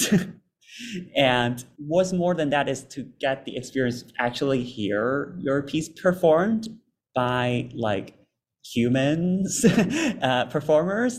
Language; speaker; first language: English; non-native, local second language; Cantonese